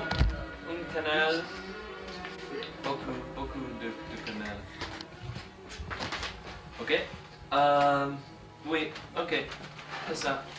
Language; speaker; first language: French; non-native, learner; English